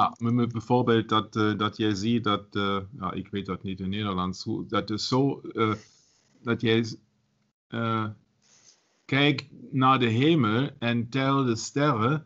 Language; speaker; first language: Dutch; non-native, learner; German